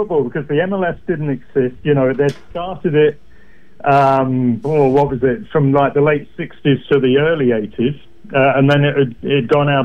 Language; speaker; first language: English; native; English